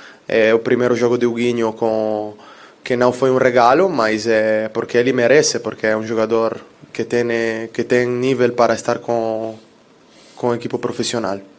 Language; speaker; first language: Portuguese; non-native, fluent; Italian